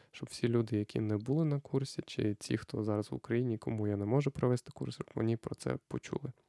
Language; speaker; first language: Ukrainian; non-native, fluent; Lithuanian